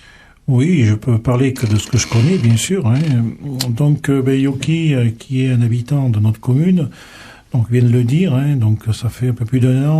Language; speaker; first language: French; native; French